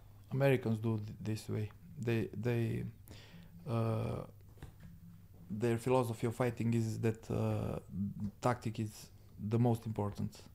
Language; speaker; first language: English; non-native, learner; Serbian